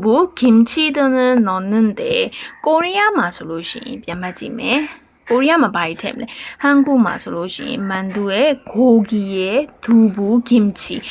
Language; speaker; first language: Korean; non-native, learner; Burmese